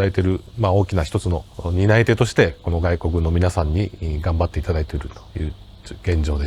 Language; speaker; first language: Japanese; native; Japanese